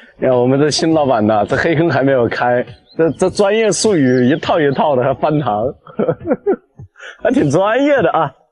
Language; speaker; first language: Chinese; native; Chinese